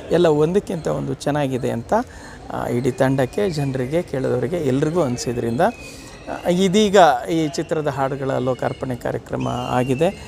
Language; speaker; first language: Kannada; native; Kannada